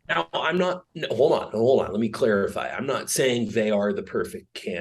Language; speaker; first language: English; native; English